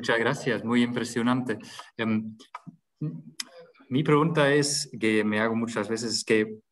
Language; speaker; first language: Spanish; non-native, fluent; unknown